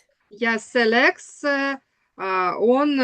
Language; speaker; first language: Estonian; non-native, learner; Russian